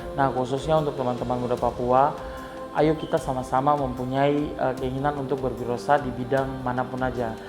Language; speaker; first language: Indonesian; native; Indonesian